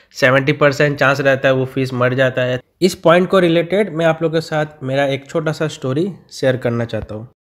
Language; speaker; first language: Hindi; non-native, local second language; Bangla